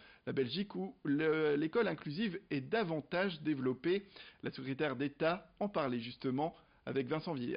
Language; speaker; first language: French; native; French